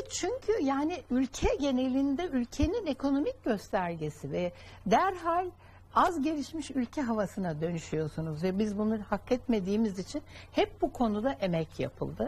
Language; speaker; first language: Turkish; native; Turkish